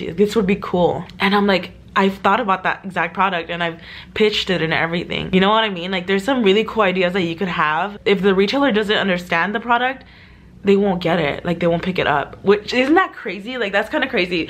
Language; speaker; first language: English; early bilingual, other home language; Spanish